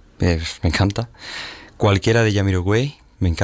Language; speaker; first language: Spanish; native; Spanish